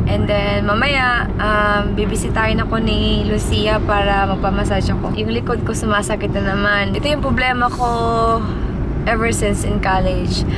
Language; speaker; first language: Filipino; non-native, local second language; Cebuano